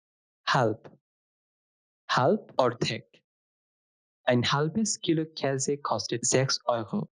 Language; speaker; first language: German; non-native, fluent; Bangla